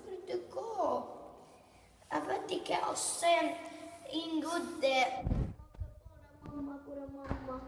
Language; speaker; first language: Norwegian; non-native, learner; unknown